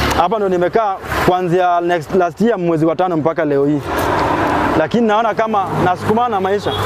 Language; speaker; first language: Swahili; non-native, local second language; Luo (Kenya and Tanzania)